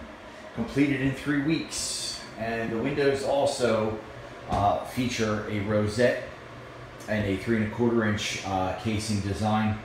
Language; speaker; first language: English; native; English